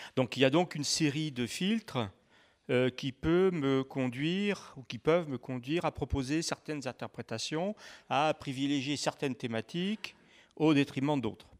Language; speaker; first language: French; native; French